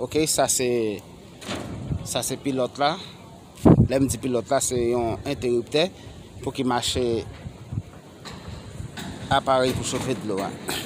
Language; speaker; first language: French; non-native, learner; Haitian Creole